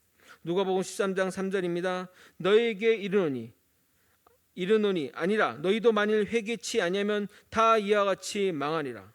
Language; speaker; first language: Korean; native; Korean